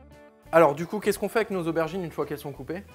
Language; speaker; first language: French; native; French